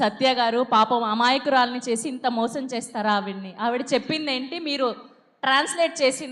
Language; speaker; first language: Telugu; native; Telugu